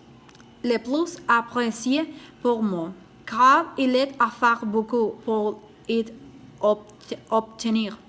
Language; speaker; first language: French; non-native, learner; Spanish